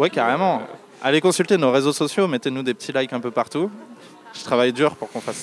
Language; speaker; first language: French; native; French